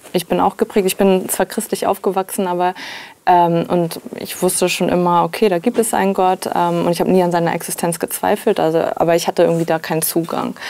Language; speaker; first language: German; native; German